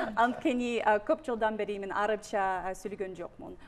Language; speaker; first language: Kyrgyz; non-native, learner; English